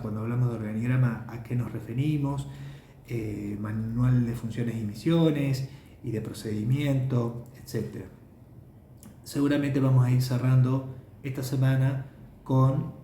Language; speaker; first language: Spanish; native; Spanish